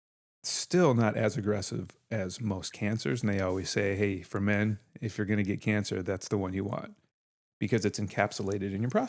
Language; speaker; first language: English; native; English